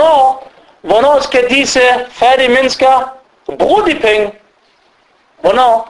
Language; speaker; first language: Danish; non-native, fluent; Arabic